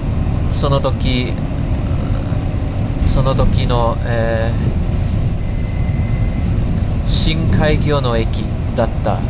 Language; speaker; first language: Japanese; non-native, fluent; English